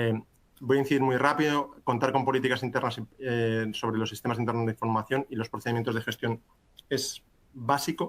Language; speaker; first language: Spanish; native; Spanish